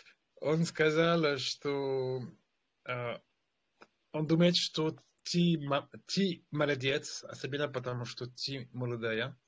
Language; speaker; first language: Russian; non-native, fluent; French